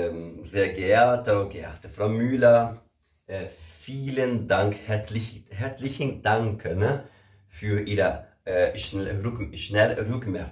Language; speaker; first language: German; non-native, learner; Portuguese